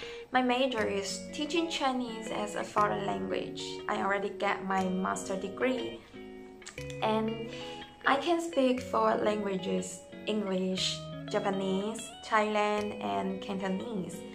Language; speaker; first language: English; non-native, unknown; Chinese